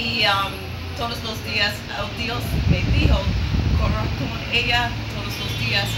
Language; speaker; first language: Spanish; non-native, learner; English